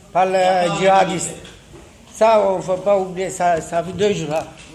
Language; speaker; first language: French; non-native, learner; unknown